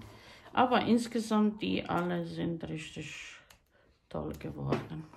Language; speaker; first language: German; non-native, learner; Croatian